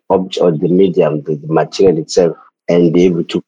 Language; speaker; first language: English; non-native, local second language; Xhosa